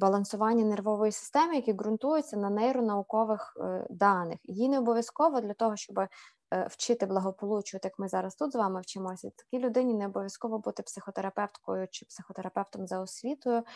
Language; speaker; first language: Ukrainian; native; Ukrainian